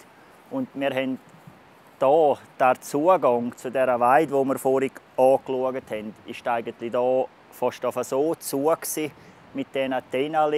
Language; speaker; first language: German; native; German